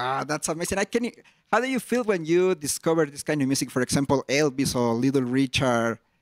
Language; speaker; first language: English; non-native, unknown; Spanish